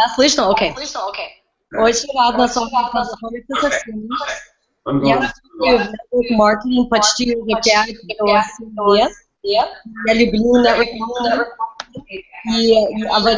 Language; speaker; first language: Russian; early bilingual, heritage; Russian